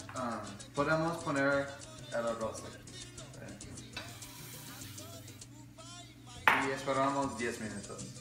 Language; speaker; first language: Spanish; non-native, learner; English